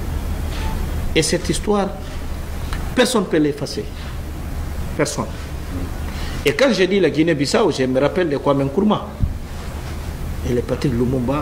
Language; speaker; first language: French; non-native, fluent; Upper Guinea Crioulo